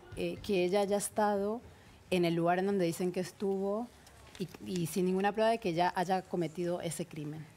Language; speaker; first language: Spanish; native; Spanish